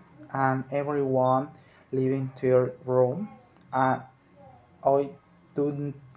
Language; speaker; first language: English; non-native, learner; Spanish